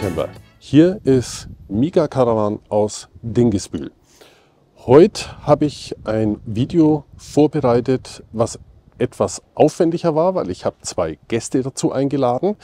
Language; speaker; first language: German; native; German